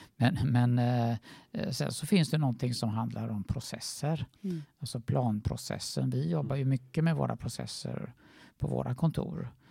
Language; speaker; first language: Swedish; native; Swedish